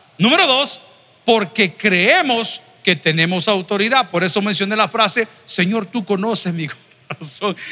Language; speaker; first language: Spanish; native; Spanish